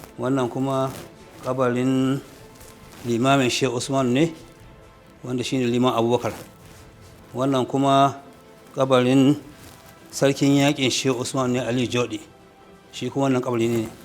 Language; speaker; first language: Hausa; native; Hausa